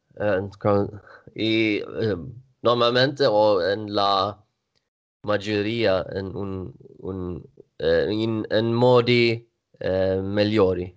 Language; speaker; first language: Italian; non-native, learner; Swedish